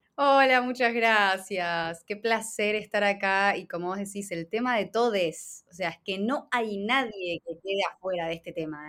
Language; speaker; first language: Spanish; native; Spanish